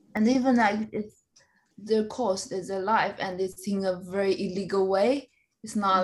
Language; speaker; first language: English; non-native, fluent; Chinese